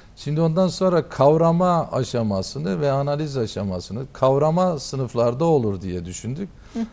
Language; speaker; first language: Turkish; native; Turkish